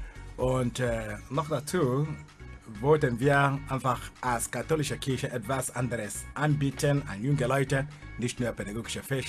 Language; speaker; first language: German; non-native, fluent; Igbo